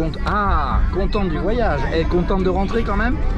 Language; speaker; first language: French; native; French